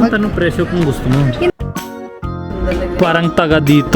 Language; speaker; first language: Filipino; non-native, learner; Punjabi